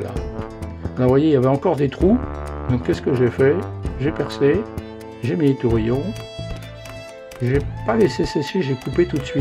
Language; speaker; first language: French; native; French